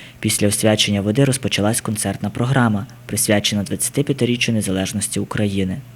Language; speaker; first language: Ukrainian; native; Ukrainian